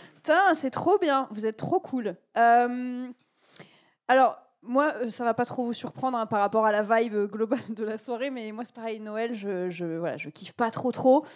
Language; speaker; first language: French; native; French